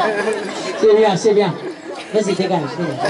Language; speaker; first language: French; non-native, fluent; Portuguese